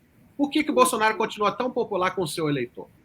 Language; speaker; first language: Portuguese; native; Portuguese